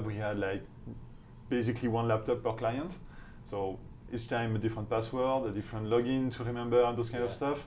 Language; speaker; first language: English; non-native, fluent; French